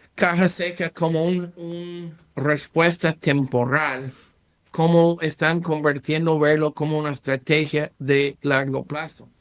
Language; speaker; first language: Spanish; non-native, learner; English